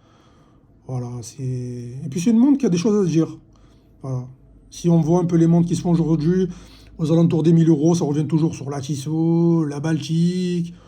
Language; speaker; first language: French; native; French